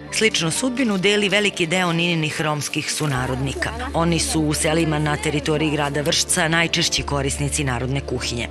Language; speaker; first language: Serbian; native; Serbian